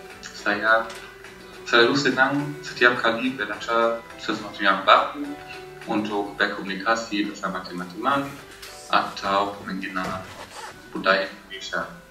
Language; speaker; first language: Indonesian; non-native, learner; German